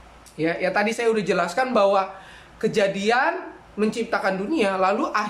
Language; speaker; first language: Indonesian; native; Indonesian